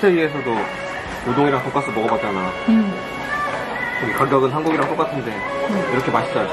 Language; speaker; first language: Korean; native; Korean